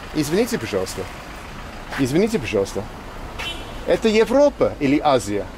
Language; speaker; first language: Russian; non-native, learner; English